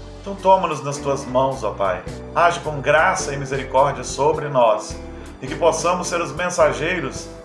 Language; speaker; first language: Portuguese; native; Portuguese